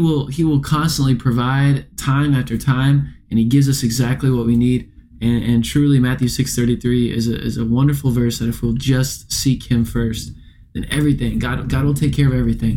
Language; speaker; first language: English; native; English